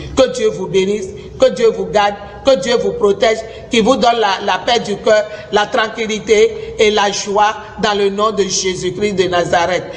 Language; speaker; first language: French; non-native, local second language; Susu